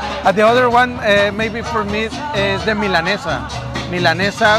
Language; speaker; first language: English; non-native, learner; Spanish